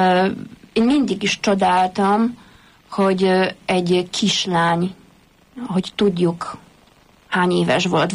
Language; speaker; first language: Hungarian; non-native, fluent; Polish